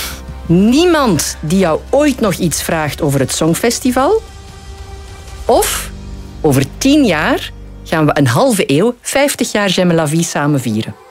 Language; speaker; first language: Dutch; native; Dutch